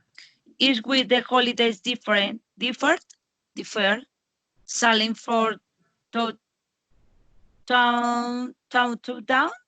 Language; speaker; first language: English; non-native, learner; Spanish